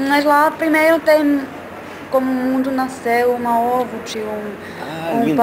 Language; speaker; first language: Portuguese; non-native, learner; Finnish